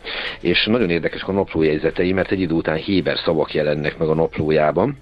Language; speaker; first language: Hungarian; native; Hungarian